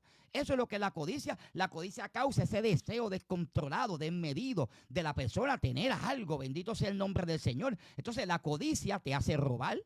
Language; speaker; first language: Spanish; native; Spanish